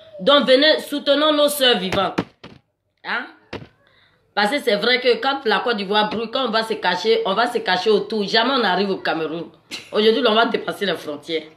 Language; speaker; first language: French; native; French